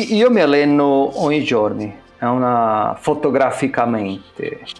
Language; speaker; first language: Italian; non-native, fluent; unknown